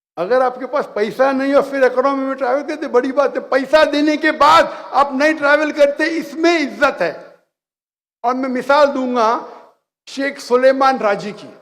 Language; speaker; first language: Hindi; non-native, local second language; Konkani